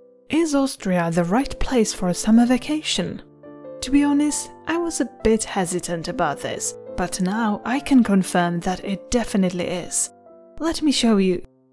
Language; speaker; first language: English; non-native, fluent; Czech